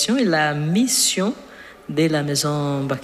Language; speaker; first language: French; non-native, fluent; Portuguese